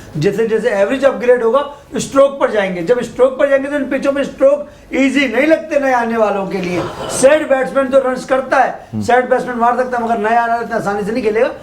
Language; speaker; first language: Urdu; native; Urdu